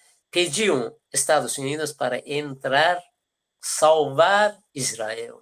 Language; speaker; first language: Portuguese; non-native, fluent; Persian